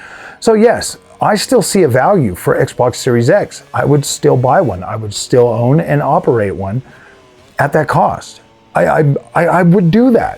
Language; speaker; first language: English; native; English